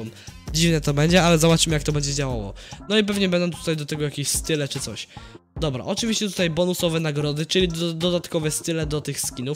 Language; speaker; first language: Polish; native; Polish